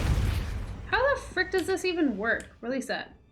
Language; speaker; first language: English; native; English